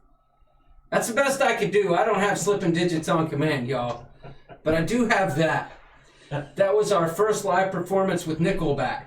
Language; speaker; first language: English; native; English